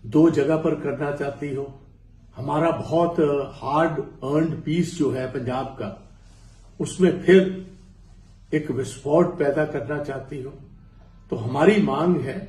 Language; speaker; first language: Hindi; non-native, local second language; Punjabi